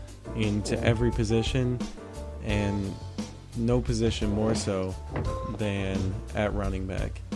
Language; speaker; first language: English; native; English